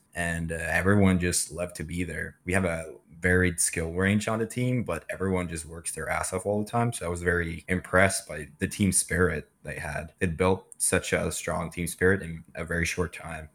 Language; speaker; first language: English; non-native, fluent; Swedish